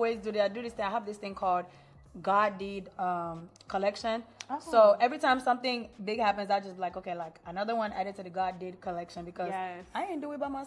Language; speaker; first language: English; non-native, local second language; Yoruba